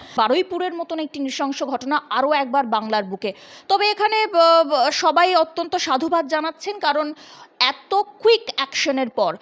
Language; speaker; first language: Bangla; native; Bangla